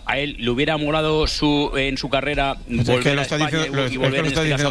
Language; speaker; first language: Spanish; native; Spanish